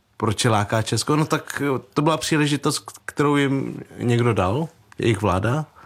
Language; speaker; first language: Czech; early bilingual, other home language; Vietnamese